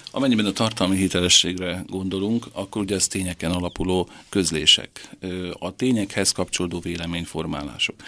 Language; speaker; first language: Hungarian; native; Hungarian